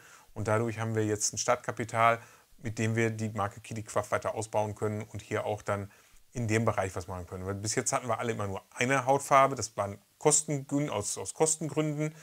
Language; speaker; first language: German; native; German